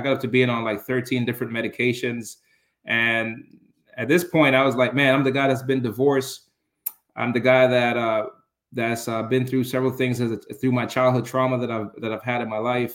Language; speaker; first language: English; early bilingual, other home language; Jamaican Creole English